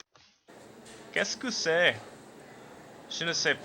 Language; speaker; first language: French; non-native, learner; English